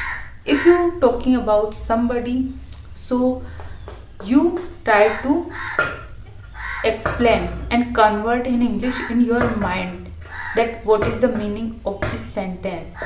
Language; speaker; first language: English; non-native, learner; Hindi